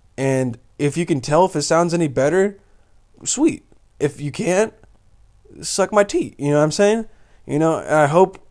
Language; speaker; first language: English; early bilingual, other home language; Bosnian